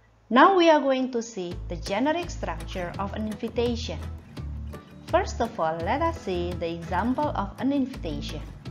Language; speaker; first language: English; non-native, fluent; Indonesian